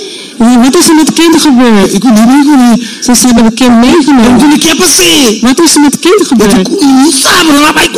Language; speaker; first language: Dutch; non-native, local second language; Papiamento